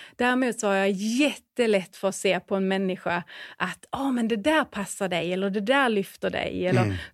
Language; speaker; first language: Swedish; native; Swedish